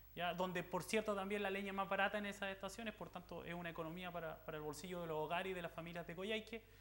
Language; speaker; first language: Spanish; native; Spanish